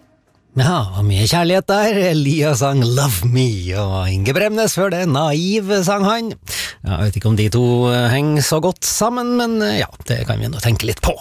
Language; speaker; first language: Norwegian; native; Norwegian